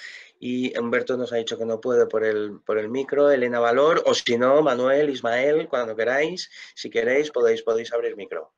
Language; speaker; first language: Spanish; native; Spanish